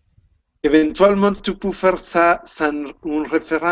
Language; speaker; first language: French; non-native, learner; Spanish